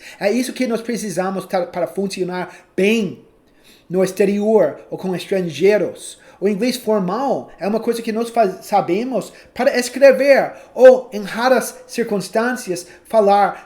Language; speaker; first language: Portuguese; non-native, fluent; English